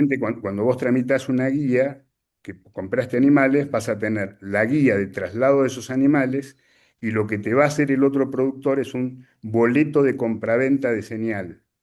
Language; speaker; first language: Spanish; native; Spanish